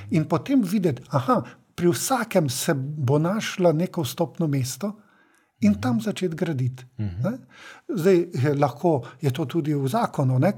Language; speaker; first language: Slovenian; native; Slovenian